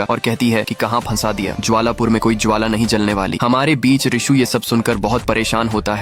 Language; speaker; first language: Hindi; native; Hindi